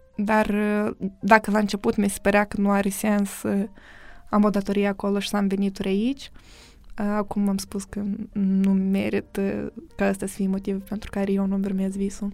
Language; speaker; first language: Romanian; native; Romanian